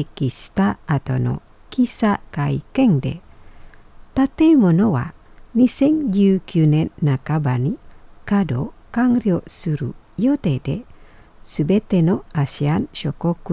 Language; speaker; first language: Japanese; non-native, fluent; Indonesian